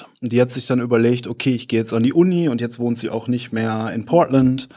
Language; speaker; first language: German; native; German